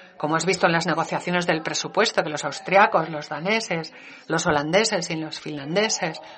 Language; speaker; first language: Spanish; non-native, fluent; Danish